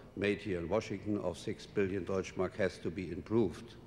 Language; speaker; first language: English; non-native, fluent; German